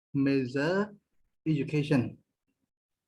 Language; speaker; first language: English; non-native, learner; Khmer